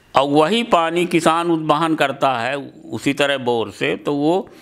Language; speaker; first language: Hindi; native; Hindi